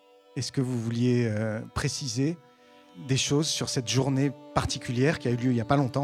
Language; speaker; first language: French; native; French